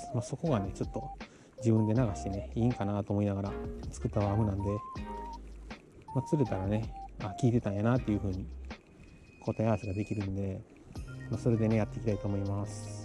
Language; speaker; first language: Japanese; native; Japanese